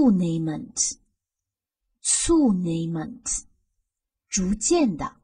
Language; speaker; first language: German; non-native, fluent; Chinese